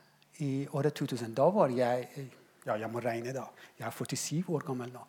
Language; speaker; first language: Swedish; non-native, learner; Persian